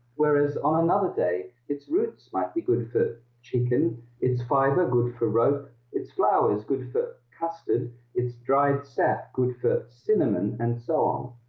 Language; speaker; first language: English; early bilingual, other home language; Dutch